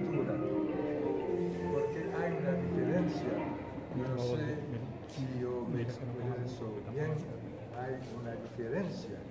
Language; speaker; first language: Spanish; non-native, fluent; Haitian Creole